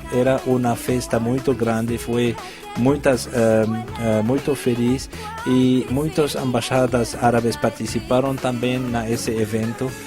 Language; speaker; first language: Portuguese; non-native, fluent; Arabic